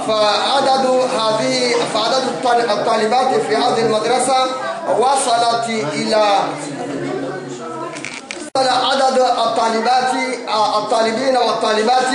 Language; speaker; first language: Arabic; non-native, local second language; Comorian